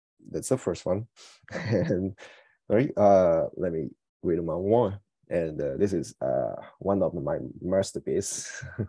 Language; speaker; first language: English; non-native, fluent; Japanese